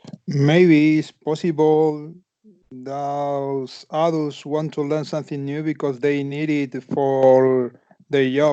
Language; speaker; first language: English; non-native, fluent; Spanish